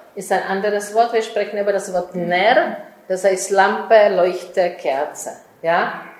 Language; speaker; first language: German; non-native, fluent; Czech